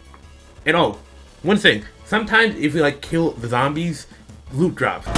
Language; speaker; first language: English; native; English